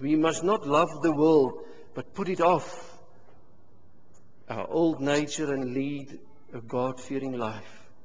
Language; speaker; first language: English; non-native, local second language; Afrikaans